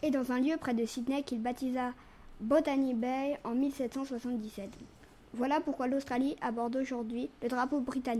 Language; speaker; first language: French; native; French